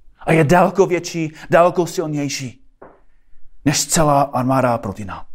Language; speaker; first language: Czech; non-native, fluent; English